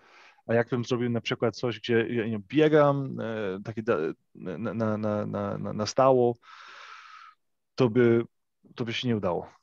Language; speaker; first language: Polish; early bilingual, heritage; English